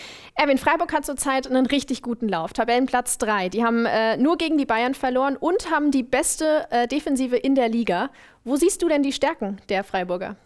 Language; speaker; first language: German; native; German